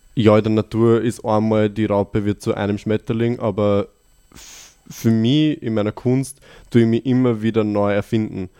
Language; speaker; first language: German; native; German